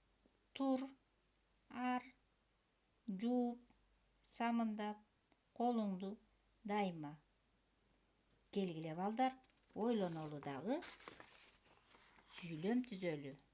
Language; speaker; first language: Kyrgyz; native; Kyrgyz